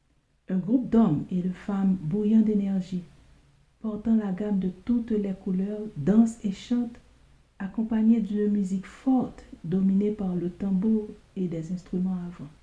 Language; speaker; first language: French; non-native, local second language; Haitian Creole